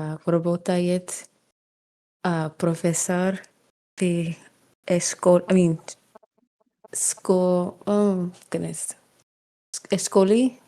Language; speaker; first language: Russian; non-native, learner; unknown